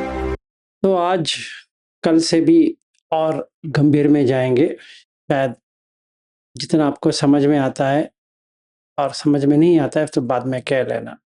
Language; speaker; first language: Hindi; native; Hindi